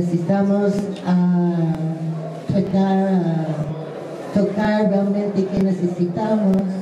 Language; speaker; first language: Spanish; non-native, fluent; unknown